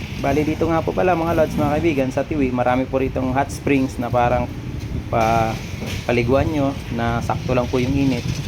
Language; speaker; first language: Filipino; non-native, local second language; Bikol